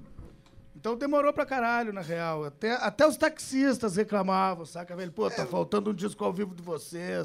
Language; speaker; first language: Portuguese; native; Portuguese